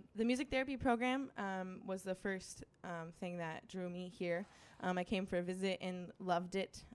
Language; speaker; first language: English; native; English